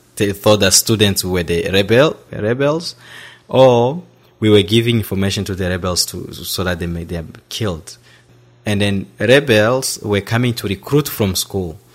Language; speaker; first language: English; non-native, fluent; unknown